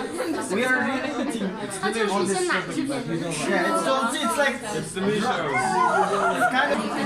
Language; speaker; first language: English; non-native, learner; Russian